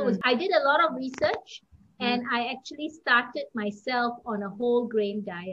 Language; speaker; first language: English; native; English